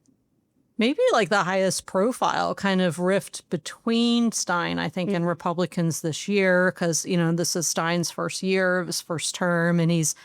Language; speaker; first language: English; native; English